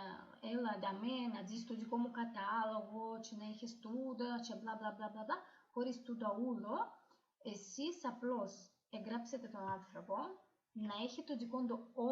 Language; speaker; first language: Greek; non-native, fluent; Ukrainian